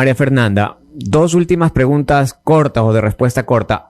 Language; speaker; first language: Spanish; native; Spanish